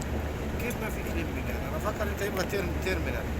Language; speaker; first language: Arabic; native; Arabic